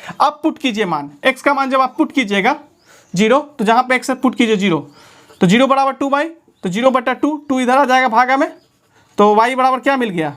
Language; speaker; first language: Hindi; native; Hindi